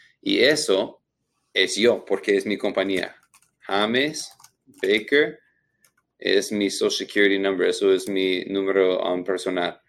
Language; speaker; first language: Spanish; non-native, learner; English